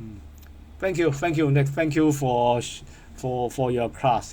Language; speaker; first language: English; non-native, learner; Cantonese